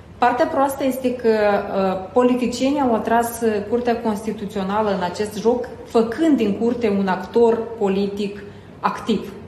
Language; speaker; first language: Romanian; native; Romanian